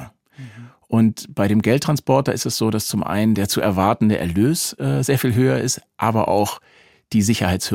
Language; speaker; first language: German; native; German